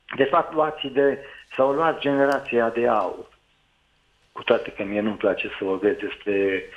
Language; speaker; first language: Romanian; non-native, local second language; Hungarian